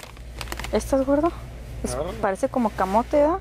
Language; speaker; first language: Spanish; native; Spanish